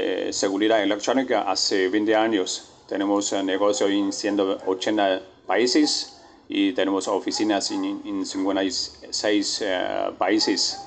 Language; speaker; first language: Spanish; non-native, learner; Chinese